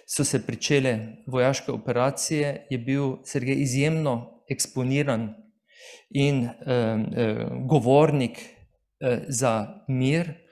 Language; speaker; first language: Slovenian; native; Slovenian